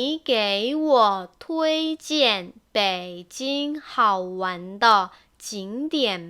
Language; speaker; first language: Chinese; non-native, fluent; Korean